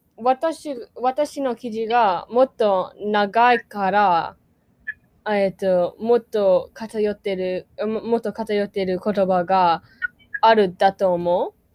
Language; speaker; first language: Japanese; non-native, learner; English